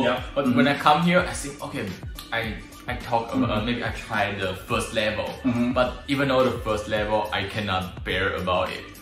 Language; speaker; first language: English; non-native, learner; Chinese